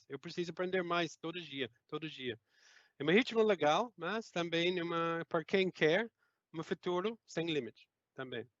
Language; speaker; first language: Portuguese; non-native, fluent; English